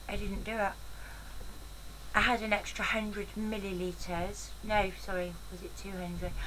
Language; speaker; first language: English; native; English